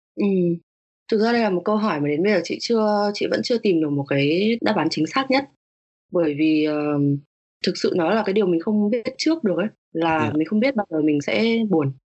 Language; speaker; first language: Vietnamese; native; Vietnamese